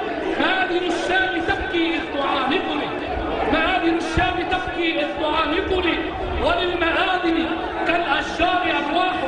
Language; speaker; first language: Arabic; native; Arabic